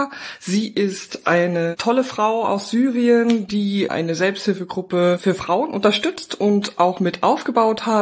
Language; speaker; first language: German; native; German